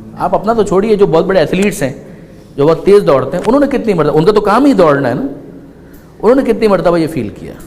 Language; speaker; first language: Urdu; native; Urdu